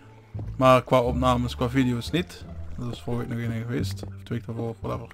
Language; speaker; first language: Dutch; native; Dutch